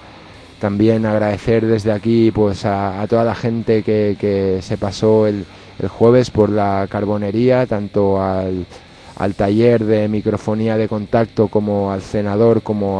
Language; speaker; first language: Spanish; native; Spanish